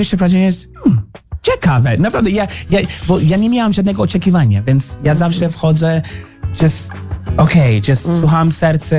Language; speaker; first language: Polish; non-native, fluent; English